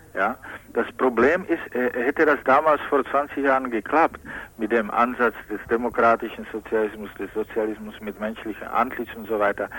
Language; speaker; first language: German; non-native, fluent; Czech